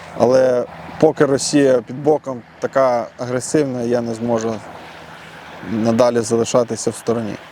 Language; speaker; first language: Ukrainian; non-native, local second language; Russian